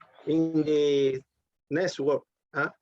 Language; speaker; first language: English; non-native, learner; Spanish